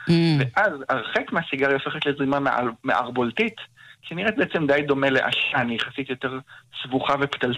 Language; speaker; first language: Hebrew; native; Hebrew